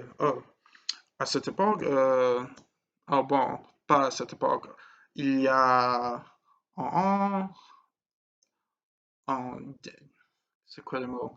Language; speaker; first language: French; non-native, learner; English